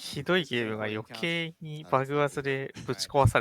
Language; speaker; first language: Japanese; native; Japanese